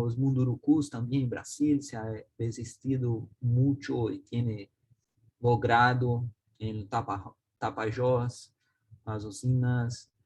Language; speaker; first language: Spanish; non-native, learner; Portuguese